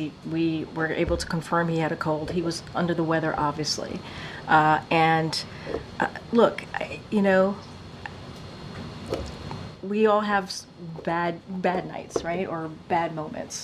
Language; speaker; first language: English; native; English